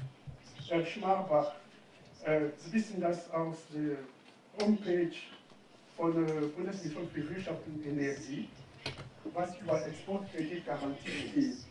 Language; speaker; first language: German; non-native, fluent; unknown